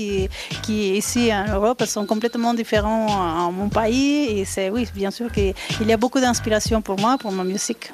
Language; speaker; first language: French; non-native, fluent; Spanish